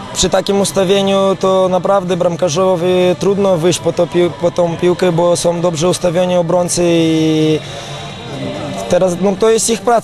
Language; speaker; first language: Polish; non-native, fluent; Romanian